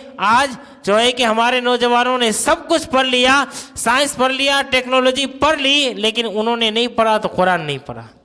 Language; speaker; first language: Urdu; non-native, local second language; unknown